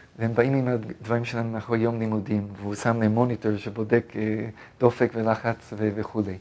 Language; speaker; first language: Hebrew; non-native, fluent; English